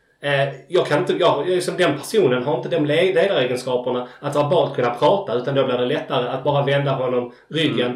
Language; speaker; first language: Swedish; native; Swedish